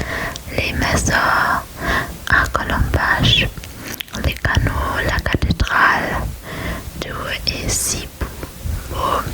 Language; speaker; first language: French; non-native, learner; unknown